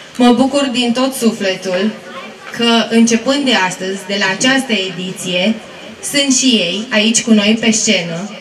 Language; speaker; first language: Romanian; native; Romanian